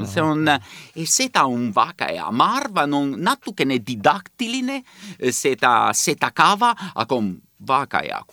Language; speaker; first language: Estonian; non-native, learner; Italian